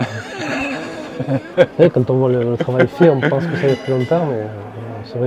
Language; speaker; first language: French; native; French